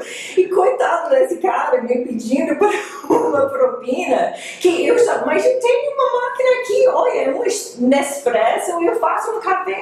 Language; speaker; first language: Portuguese; non-native, fluent; English